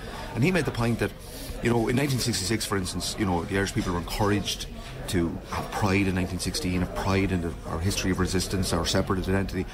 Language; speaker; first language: English; native; English